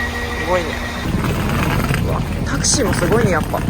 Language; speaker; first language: Japanese; native; Japanese